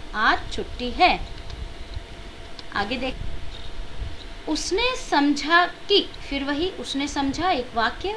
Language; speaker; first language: Hindi; native; Hindi